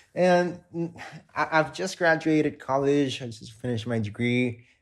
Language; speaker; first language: English; non-native, fluent; Spanish